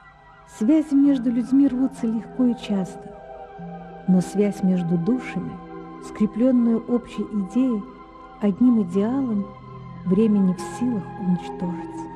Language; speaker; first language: Russian; native; Russian